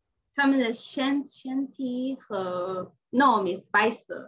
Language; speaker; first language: Chinese; non-native, learner; English